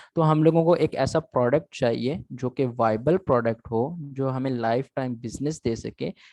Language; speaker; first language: Urdu; native; Urdu